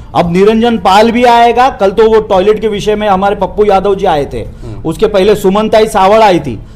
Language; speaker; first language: Hindi; non-native, local second language; Marathi